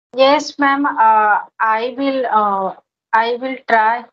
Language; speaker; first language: English; non-native, learner; Hindi